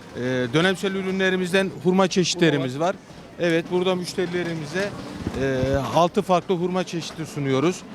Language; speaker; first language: Turkish; native; Turkish